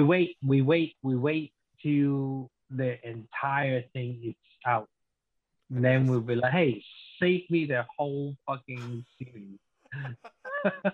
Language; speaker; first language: English; non-native, local second language; Cantonese